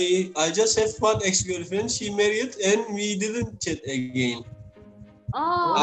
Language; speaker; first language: English; non-native, learner; Turkish